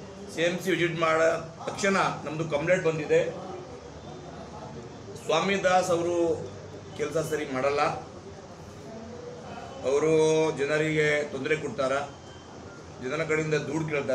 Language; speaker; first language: Kannada; non-native, local second language; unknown